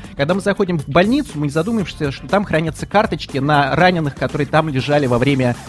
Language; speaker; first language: Russian; native; Russian